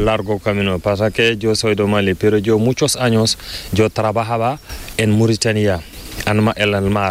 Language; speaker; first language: Spanish; non-native, learner; Fula